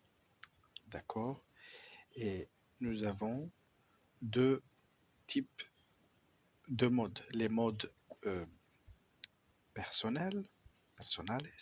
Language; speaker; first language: French; non-native, fluent; Spanish